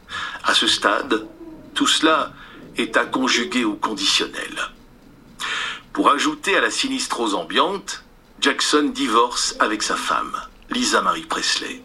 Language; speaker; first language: French; native; French